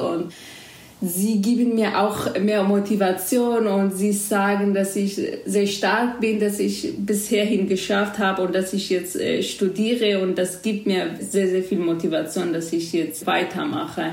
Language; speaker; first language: German; non-native, fluent; Kurdish